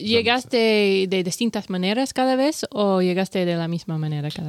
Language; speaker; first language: Spanish; non-native, learner; English